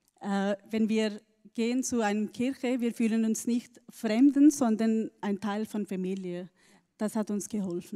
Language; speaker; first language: German; non-native, learner; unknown